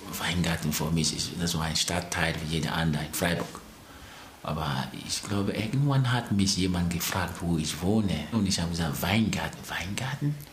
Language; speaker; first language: German; non-native, fluent; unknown